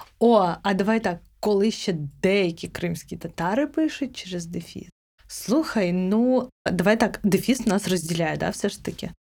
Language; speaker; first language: Ukrainian; non-native, local second language; Crimean Tatar